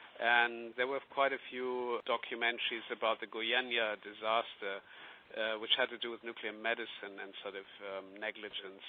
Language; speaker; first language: English; non-native, fluent; German